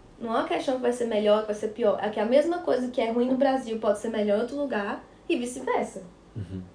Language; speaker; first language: Portuguese; native; Portuguese